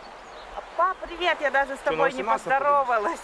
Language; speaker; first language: Russian; native; Russian